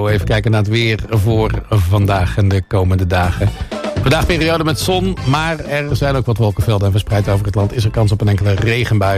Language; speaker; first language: Dutch; native; Dutch